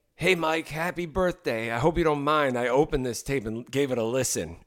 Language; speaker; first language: English; native; English